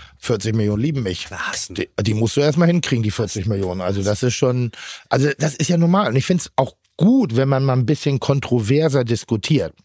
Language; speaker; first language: German; native; German